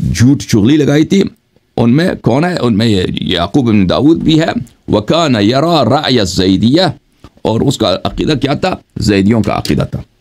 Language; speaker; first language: Urdu; non-native, fluent; Persian